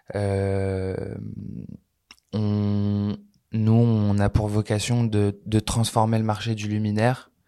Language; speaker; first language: French; native; French